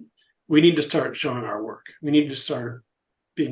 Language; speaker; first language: English; native; English